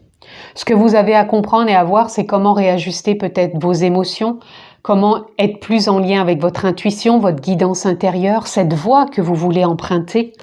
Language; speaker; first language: French; native; French